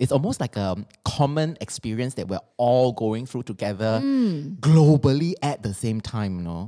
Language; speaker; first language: English; non-native, local second language; Chinese